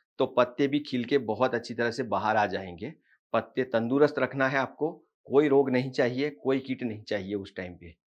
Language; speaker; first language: Hindi; non-native, local second language; Marathi